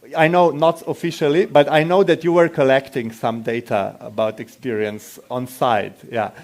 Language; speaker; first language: English; non-native, fluent; Slovenian